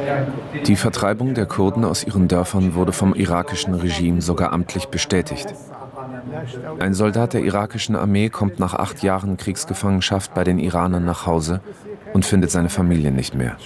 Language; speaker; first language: German; native; German